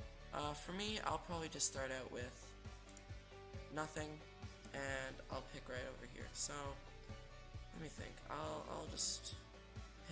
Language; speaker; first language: English; native; English